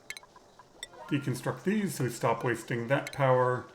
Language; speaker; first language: English; native; English